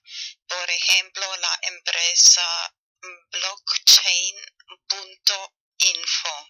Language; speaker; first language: Spanish; non-native, fluent; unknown